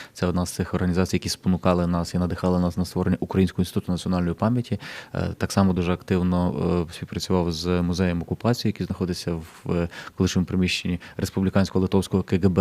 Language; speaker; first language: Ukrainian; native; Ukrainian